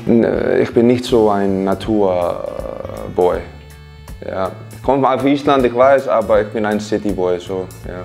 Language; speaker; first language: German; non-native, learner; Icelandic